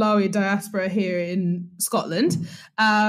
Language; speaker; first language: English; non-native, local second language; Nyanja